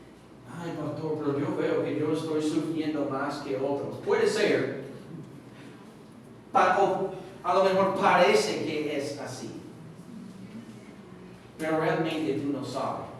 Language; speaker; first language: Spanish; non-native, fluent; English